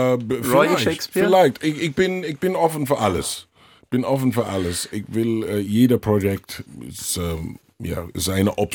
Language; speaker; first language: German; non-native, learner; English